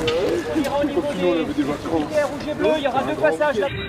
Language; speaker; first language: French; native; French